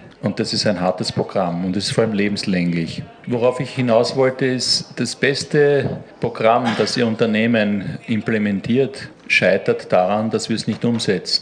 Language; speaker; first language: German; native; German